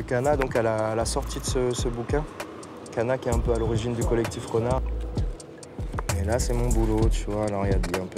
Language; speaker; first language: French; native; French